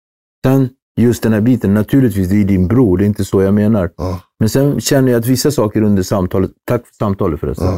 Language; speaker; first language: Swedish; native; Swedish